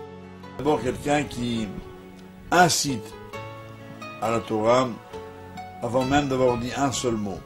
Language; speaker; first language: French; native; French